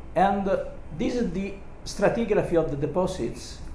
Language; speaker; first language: English; non-native, learner; Italian